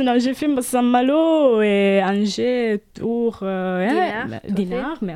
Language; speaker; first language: French; non-native, fluent; Italian